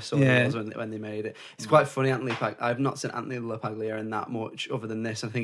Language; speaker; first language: English; native; English